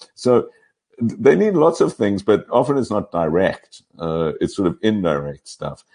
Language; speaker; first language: English; native; English